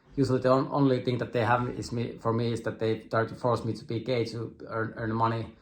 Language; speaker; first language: English; non-native, fluent; Finnish